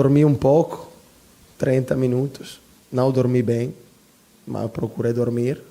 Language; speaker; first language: Portuguese; non-native, fluent; Italian